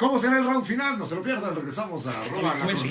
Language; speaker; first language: Spanish; native; Spanish